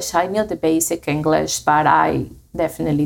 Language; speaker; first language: English; non-native, fluent; Spanish